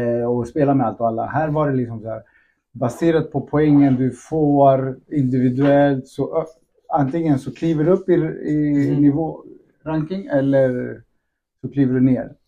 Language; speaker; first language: Swedish; early bilingual, other home language; Spanish